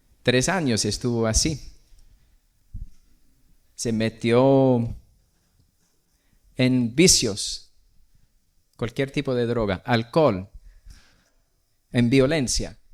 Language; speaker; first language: Spanish; non-native, fluent; English